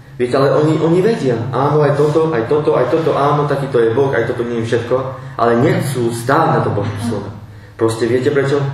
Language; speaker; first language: Slovak; non-native, local second language; Romany